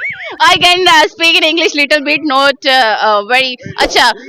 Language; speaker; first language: English; non-native, learner; Urdu